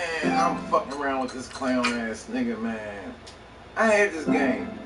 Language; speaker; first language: English; native; English